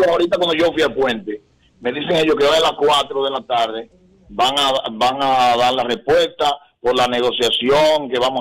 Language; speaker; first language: Spanish; native; Spanish